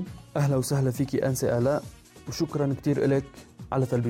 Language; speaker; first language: Arabic; native; Arabic